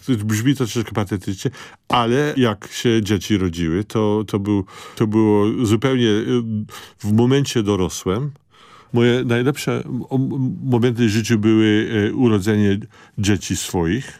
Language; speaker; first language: Polish; early bilingual, other home language; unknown